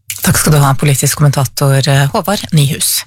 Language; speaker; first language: Norwegian; native; Norwegian